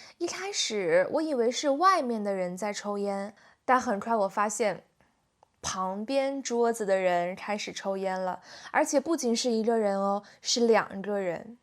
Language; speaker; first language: Chinese; native; Chinese